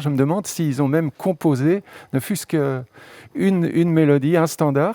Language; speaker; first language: French; native; French